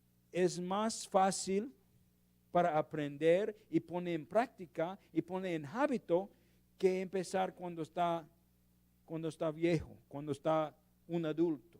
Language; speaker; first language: Spanish; non-native, learner; English